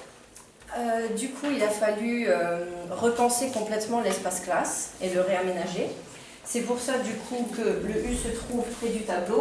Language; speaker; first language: French; native; French